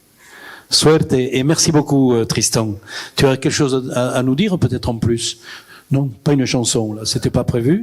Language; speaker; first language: French; native; French